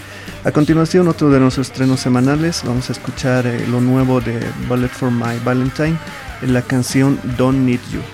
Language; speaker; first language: Spanish; native; Spanish